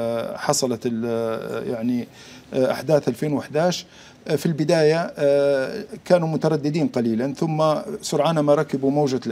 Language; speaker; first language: Arabic; native; Arabic